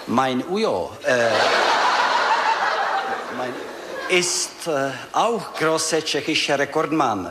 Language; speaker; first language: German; non-native, learner; Czech